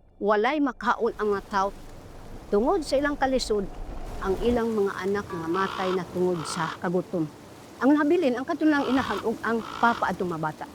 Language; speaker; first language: Cebuano; non-native, local second language; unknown